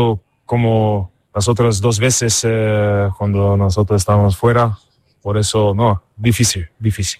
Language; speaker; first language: Spanish; non-native, learner; German